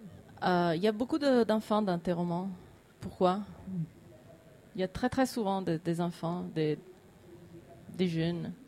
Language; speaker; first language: French; non-native, fluent; Italian